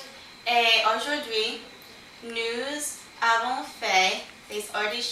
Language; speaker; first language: French; non-native, learner; English